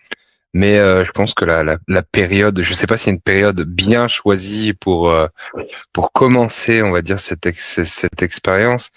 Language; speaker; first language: French; native; French